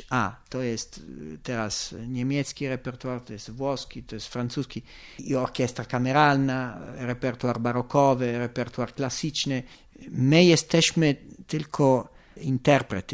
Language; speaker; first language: Polish; non-native, fluent; Italian